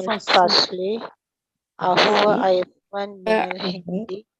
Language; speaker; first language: Arabic; non-native, learner; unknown